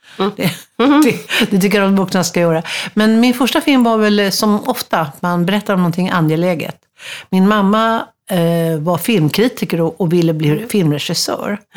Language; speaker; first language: Swedish; native; Swedish